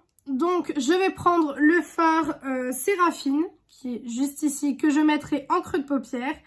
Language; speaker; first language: French; native; French